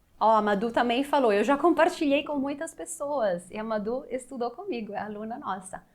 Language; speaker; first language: Portuguese; non-native, fluent; Italian